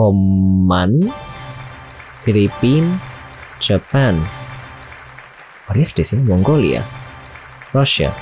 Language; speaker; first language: English; non-native, learner; Indonesian